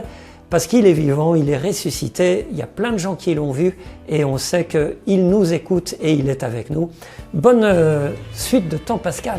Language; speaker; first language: French; native; French